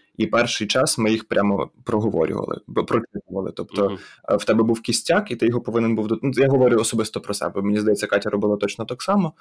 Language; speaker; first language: Ukrainian; native; Ukrainian